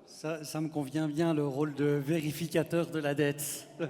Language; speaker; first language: French; native; French